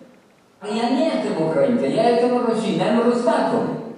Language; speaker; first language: Polish; non-native, local second language; Rusyn